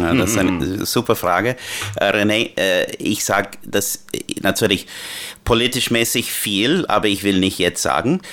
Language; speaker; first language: German; non-native, learner; English